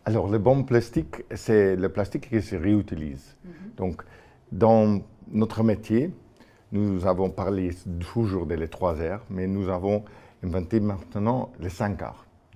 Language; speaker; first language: French; non-native, fluent; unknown